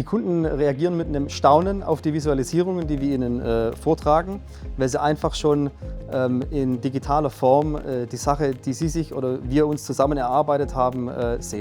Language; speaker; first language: German; native; German